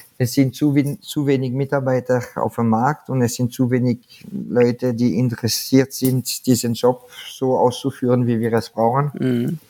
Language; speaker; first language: German; non-native, fluent; French